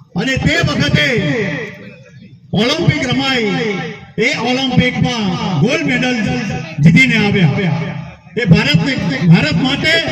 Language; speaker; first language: Gujarati; non-native, local second language; Bhili